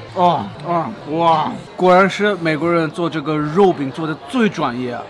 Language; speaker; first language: Chinese; non-native, fluent; German